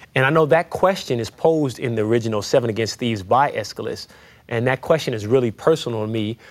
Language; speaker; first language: English; native; English